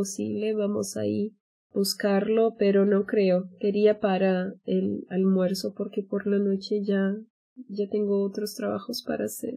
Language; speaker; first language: Spanish; non-native, fluent; Portuguese